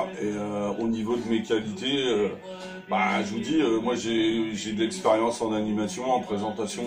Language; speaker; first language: French; native; French